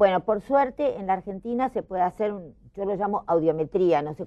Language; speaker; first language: Spanish; native; Spanish